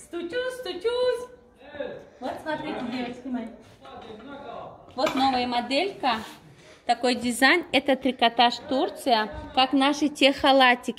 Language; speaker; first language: Russian; non-native, local second language; Tajik